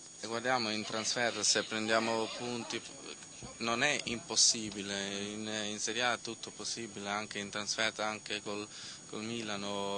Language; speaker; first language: Italian; non-native, learner; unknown